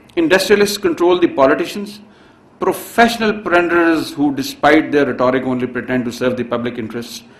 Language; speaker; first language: English; non-native, local second language; Urdu